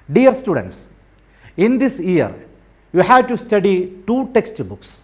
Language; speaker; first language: English; non-native, local second language; Malayalam